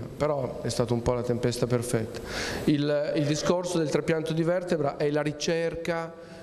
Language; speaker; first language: Italian; native; Italian